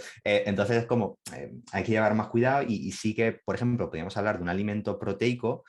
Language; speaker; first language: Spanish; native; Spanish